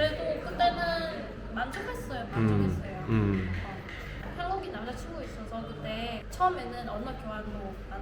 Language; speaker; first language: Korean; non-native, fluent; Vietnamese